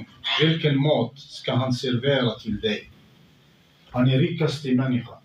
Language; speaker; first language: Swedish; non-native, fluent; Arabic